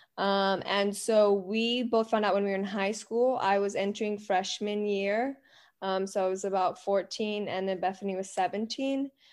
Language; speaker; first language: English; native; English